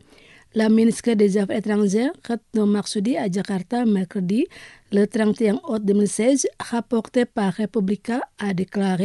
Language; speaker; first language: French; non-native, fluent; Indonesian